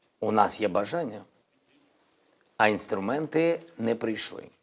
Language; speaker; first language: Ukrainian; non-native, local second language; Russian